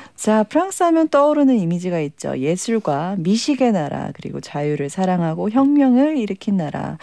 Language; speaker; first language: Korean; native; Korean